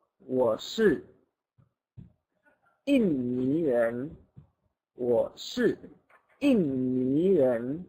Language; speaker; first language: Chinese; non-native, fluent; Indonesian